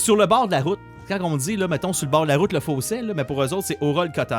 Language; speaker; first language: French; native; French